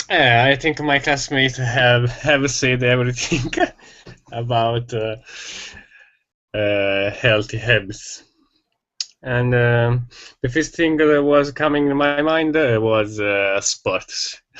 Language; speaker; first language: English; non-native, learner; Italian